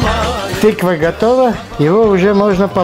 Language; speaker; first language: Russian; non-native, fluent; Armenian